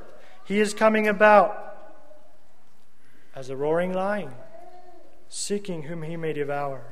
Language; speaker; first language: English; native; English